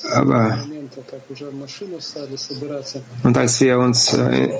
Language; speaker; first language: German; non-native, fluent; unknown